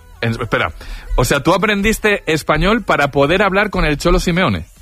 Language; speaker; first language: Spanish; native; Spanish